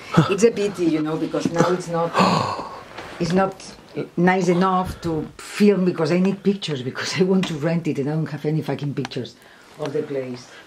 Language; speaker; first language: English; non-native, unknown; Spanish